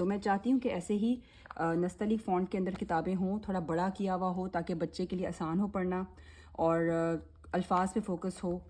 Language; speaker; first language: Urdu; native; Urdu